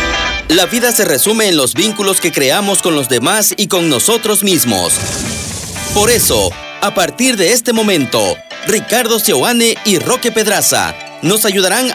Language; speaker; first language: Spanish; native; Spanish